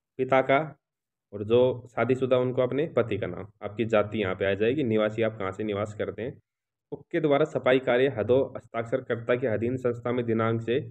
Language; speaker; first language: Hindi; native; Hindi